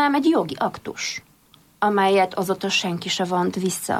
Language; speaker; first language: Hungarian; non-native, fluent; Polish